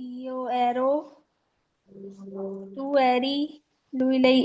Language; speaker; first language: Italian; non-native, learner; Urdu